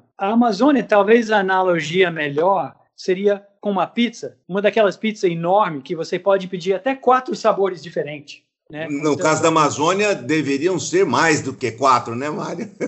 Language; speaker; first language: Portuguese; non-native, fluent; English